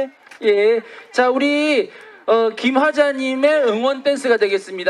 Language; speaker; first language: Korean; native; Korean